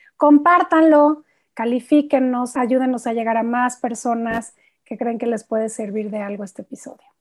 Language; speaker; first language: Spanish; native; Spanish